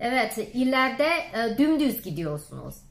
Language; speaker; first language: Turkish; non-native, fluent; Chinese